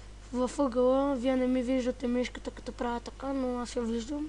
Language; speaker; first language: Bulgarian; native; Bulgarian